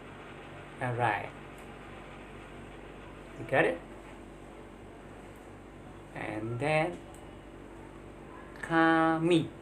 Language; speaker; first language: English; non-native, learner; Indonesian